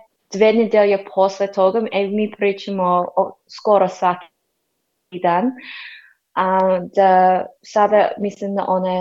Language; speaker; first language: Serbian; non-native, learner; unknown